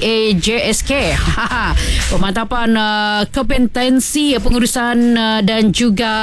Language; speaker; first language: Malay; native; Malay